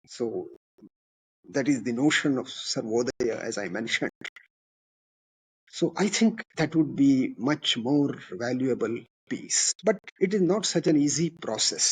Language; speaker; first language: English; non-native, local second language; Kannada